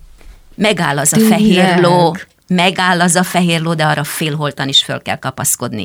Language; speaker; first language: Hungarian; native; Hungarian